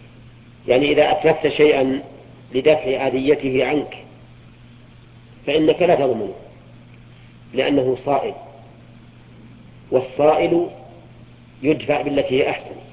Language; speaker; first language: Arabic; native; Arabic